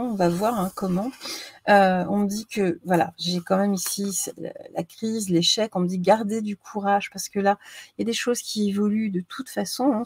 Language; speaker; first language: French; native; French